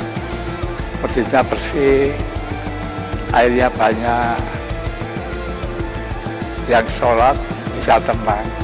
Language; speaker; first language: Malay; non-native, local second language; Javanese